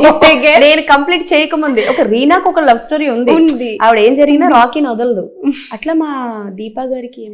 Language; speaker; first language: Telugu; native; Telugu